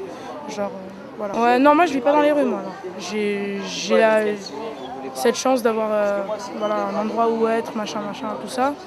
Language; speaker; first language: French; native; French